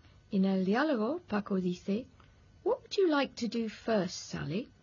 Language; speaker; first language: English; non-native, fluent; Spanish